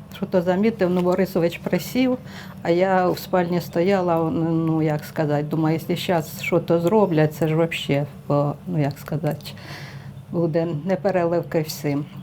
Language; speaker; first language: Ukrainian; native; Ukrainian